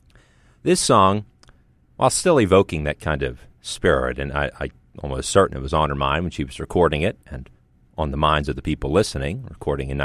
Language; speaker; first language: English; native; English